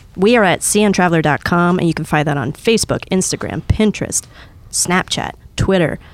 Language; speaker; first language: English; native; English